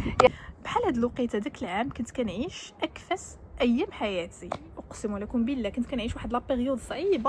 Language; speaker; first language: Arabic; native; Arabic